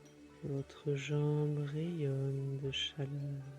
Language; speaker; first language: French; native; French